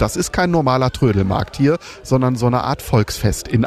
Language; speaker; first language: German; native; German